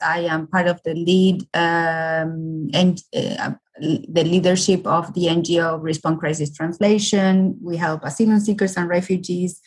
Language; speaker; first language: English; non-native, fluent; Spanish